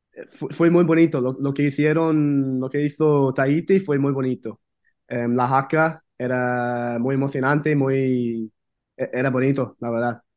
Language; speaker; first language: Spanish; non-native, fluent; English